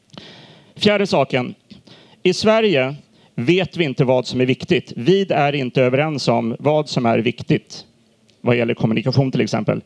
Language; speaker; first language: Swedish; native; Swedish